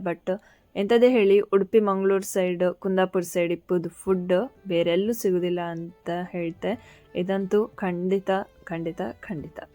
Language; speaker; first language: Kannada; native; Kannada